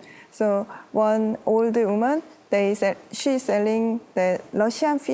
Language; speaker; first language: English; non-native, learner; Korean